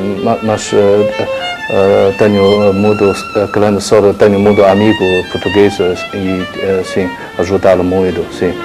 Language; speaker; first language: Portuguese; non-native, learner; Chinese